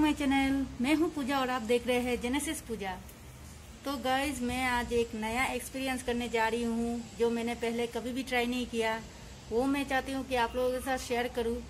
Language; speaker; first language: Hindi; non-native, local second language; Bangla